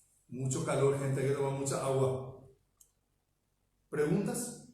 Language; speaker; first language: Spanish; native; Spanish